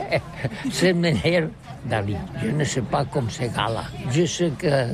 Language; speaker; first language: French; non-native, learner; Catalan